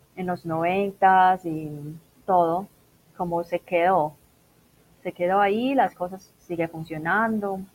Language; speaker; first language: Spanish; non-native, fluent; Cantonese